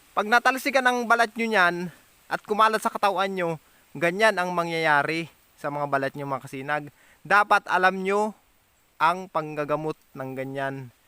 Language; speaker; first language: Filipino; native; Filipino